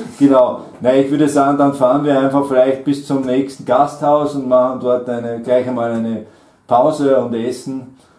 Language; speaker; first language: German; native; German